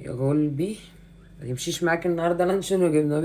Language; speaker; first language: Arabic; native; Arabic